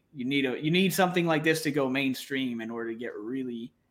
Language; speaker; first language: English; native; English